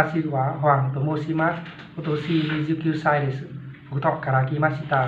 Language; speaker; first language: Japanese; non-native, learner; Vietnamese